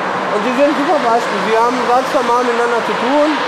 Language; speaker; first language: German; native; German